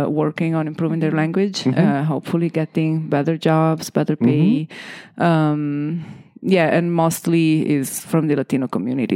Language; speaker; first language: English; non-native, fluent; Italian